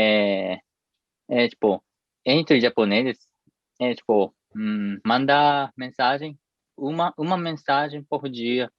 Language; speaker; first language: Portuguese; non-native, fluent; Japanese